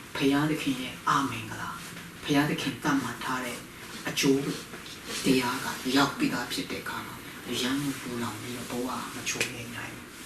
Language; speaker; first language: Burmese; non-native, local second language; Hakha Chin